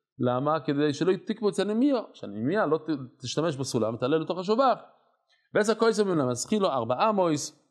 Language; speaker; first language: Hebrew; non-native, fluent; English